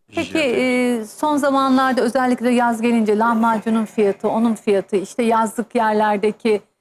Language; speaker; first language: Turkish; native; Turkish